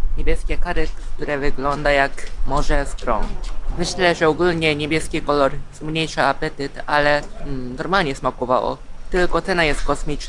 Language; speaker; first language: Polish; non-native, fluent; Japanese